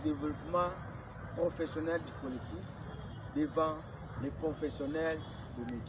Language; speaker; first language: French; non-native, local second language; Lingala